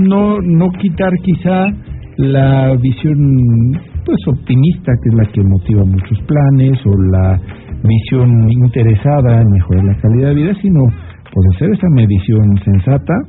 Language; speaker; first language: Spanish; native; Spanish